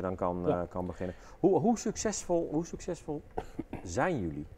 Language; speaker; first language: Dutch; native; Dutch